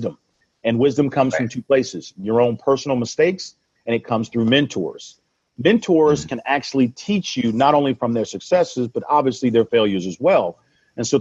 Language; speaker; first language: English; native; English